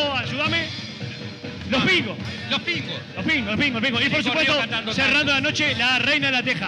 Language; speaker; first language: Spanish; native; Spanish